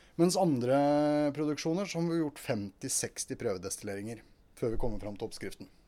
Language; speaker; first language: Norwegian; native; Norwegian